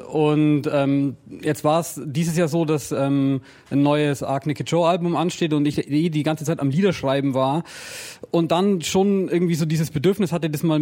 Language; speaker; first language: German; native; German